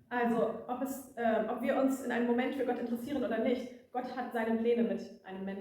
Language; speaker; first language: German; native; German